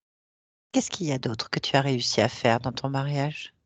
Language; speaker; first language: French; native; French